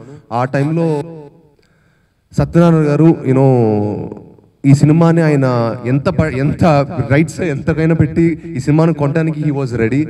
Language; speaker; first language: Telugu; native; Telugu